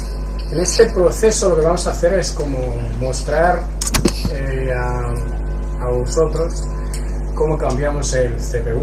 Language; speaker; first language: Spanish; non-native, fluent; Chinese